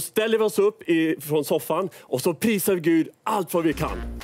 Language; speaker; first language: Swedish; native; Swedish